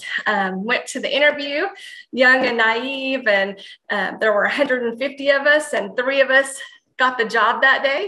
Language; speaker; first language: English; native; English